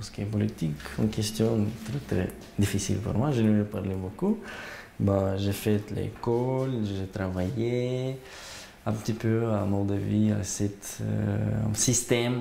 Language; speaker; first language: French; non-native, learner; Gagauz